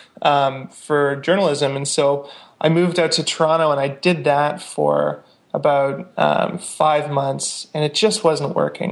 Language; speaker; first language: English; native; English